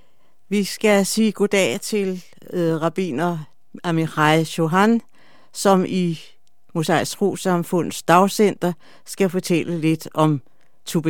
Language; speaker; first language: Danish; native; Danish